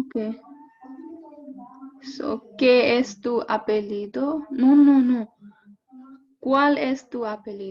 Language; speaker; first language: Spanish; non-native, learner; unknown